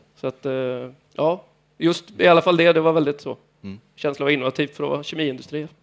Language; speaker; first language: Swedish; native; Swedish